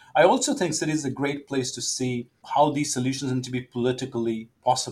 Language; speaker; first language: English; non-native, local second language; Hindi